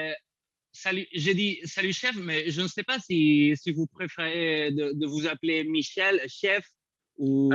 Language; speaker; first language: French; non-native, fluent; Spanish